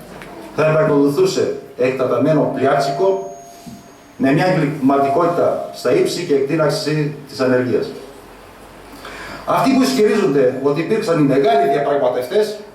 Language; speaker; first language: Greek; native; Greek